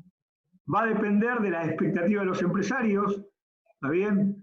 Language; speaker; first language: Spanish; native; Spanish